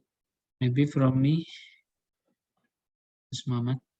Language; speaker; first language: English; non-native, learner; Indonesian